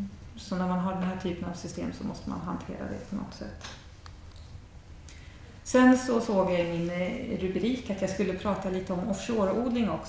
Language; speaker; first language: Swedish; native; Swedish